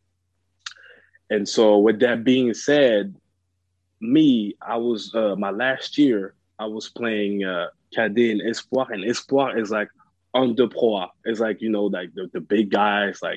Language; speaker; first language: English; early bilingual, other home language; French